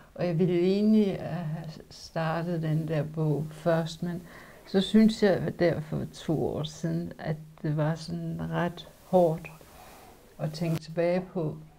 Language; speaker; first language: Danish; early bilingual, other home language; Polish